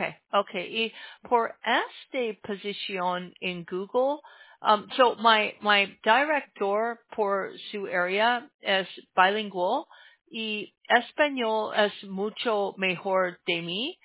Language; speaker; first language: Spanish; non-native, learner; English